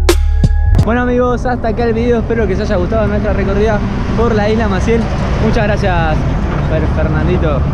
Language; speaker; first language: Spanish; native; Spanish